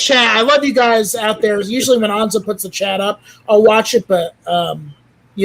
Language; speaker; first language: English; native; English